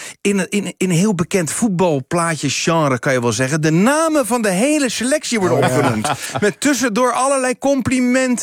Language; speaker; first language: Dutch; native; Dutch